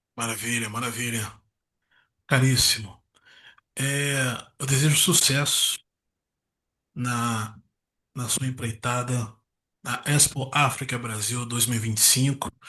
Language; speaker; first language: Portuguese; native; Portuguese